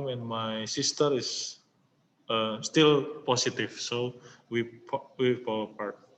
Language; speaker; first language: English; non-native, learner; Indonesian